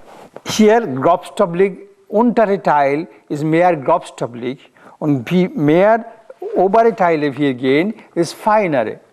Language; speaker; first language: German; non-native, learner; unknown